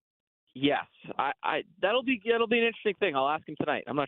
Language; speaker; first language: English; native; English